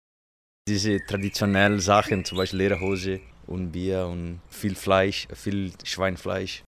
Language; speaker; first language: German; non-native, learner; Portuguese